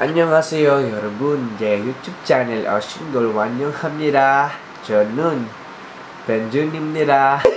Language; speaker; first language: Korean; non-native, learner; Filipino